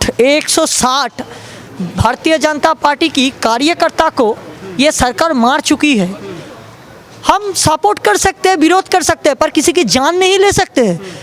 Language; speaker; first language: Hindi; non-native, local second language; Bangla